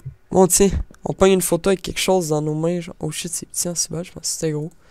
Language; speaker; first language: French; native; French